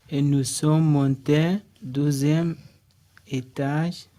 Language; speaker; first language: French; non-native, learner; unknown